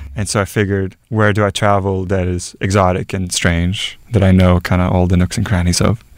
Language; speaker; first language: English; non-native, fluent; Norwegian